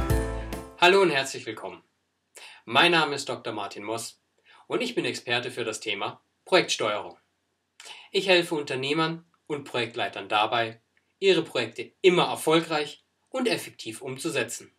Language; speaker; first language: German; native; German